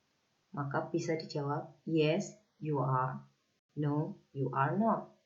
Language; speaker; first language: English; non-native, fluent; Indonesian